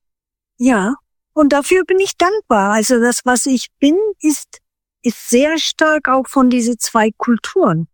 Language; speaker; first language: German; non-native, fluent; Turkish